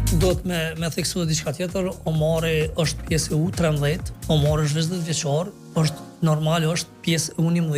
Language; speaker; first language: Albanian; native; Albanian